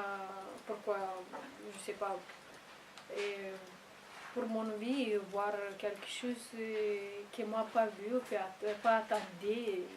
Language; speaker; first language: French; non-native, learner; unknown